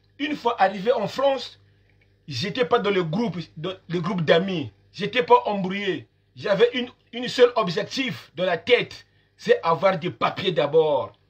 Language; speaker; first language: French; non-native, local second language; Lingala